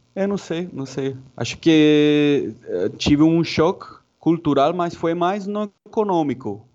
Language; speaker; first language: Portuguese; non-native, fluent; Spanish